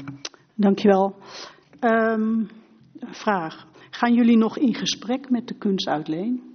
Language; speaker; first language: Dutch; native; Dutch